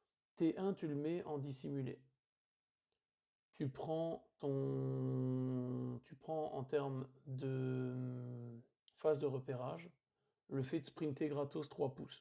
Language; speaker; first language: French; native; French